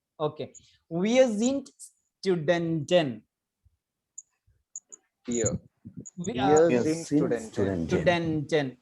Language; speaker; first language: German; non-native, learner; Malayalam